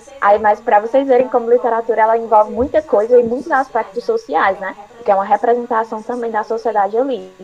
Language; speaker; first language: Portuguese; native; Portuguese